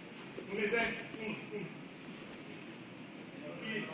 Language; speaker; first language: Italian; non-native, learner; Romanian